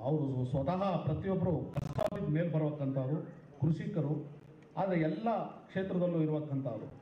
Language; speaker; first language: Kannada; non-native, local second language; Telugu